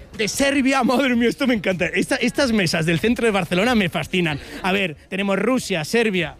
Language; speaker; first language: Spanish; native; Spanish